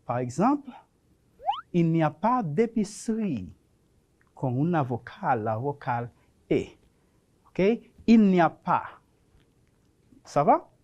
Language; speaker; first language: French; non-native, fluent; Spanish